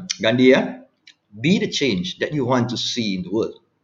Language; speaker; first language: English; non-native, local second language; Malay